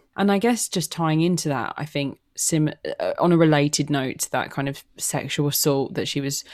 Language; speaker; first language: English; native; English